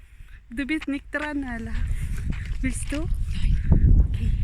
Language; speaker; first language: German; non-native, learner; Filipino